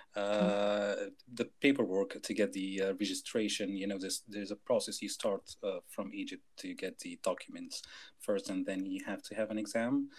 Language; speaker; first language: English; non-native, fluent; Arabic